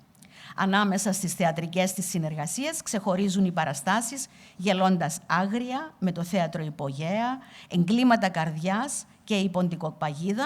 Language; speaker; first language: Greek; native; Greek